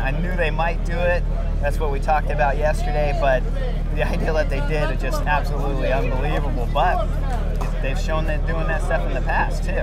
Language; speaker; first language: English; native; English